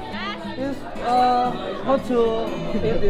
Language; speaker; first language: English; non-native, learner; Indonesian